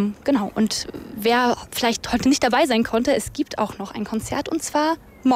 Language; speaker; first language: German; native; German